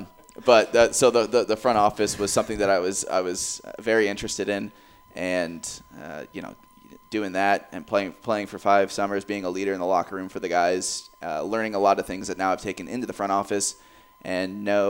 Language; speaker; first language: English; native; English